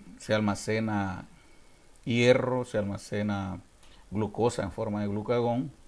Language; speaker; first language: Spanish; native; Spanish